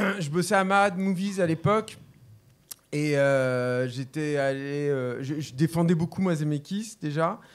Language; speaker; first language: French; native; French